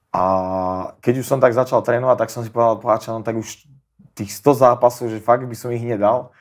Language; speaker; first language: Slovak; native; Slovak